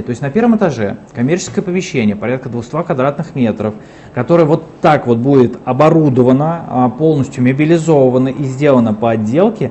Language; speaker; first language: Russian; native; Russian